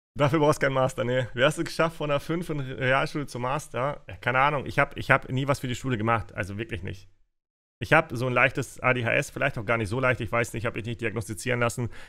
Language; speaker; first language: German; early bilingual, other home language; Russian